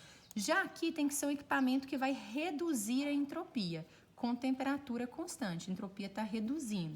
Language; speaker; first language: Portuguese; native; Portuguese